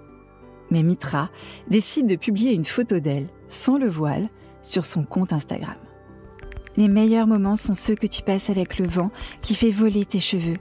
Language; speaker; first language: French; native; French